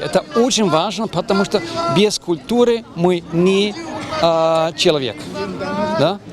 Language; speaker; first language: Russian; non-native, learner; German